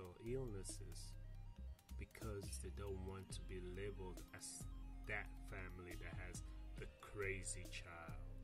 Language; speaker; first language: English; non-native, local second language; Krio